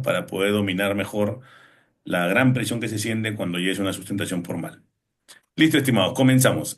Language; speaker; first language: Spanish; native; Spanish